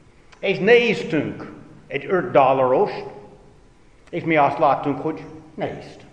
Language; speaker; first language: Hungarian; non-native, fluent; English